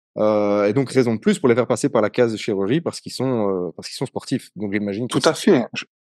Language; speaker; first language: French; native; French